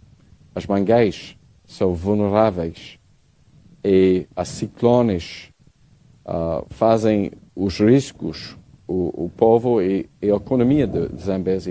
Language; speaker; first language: Portuguese; non-native, learner; English